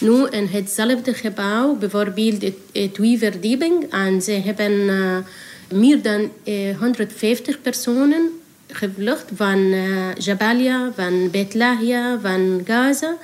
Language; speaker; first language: Dutch; non-native, learner; Arabic